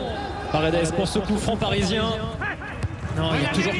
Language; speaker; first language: French; native; French